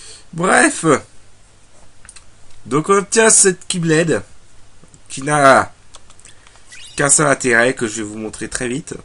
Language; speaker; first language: French; native; French